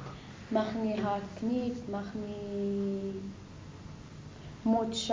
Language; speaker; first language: Dutch; non-native, learner; Arabic